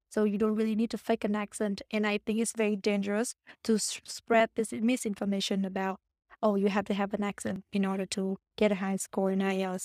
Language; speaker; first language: English; non-native, fluent; Vietnamese